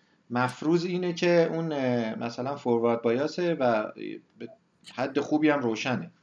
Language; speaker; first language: Persian; native; Persian